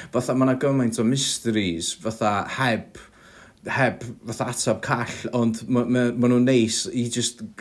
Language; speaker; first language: Welsh; native; Welsh